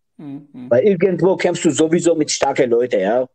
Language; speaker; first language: German; non-native, learner; Georgian